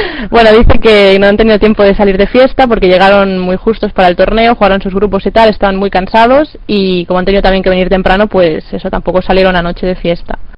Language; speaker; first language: Spanish; native; Spanish